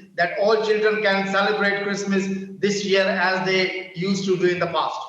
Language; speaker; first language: English; non-native, local second language; Urdu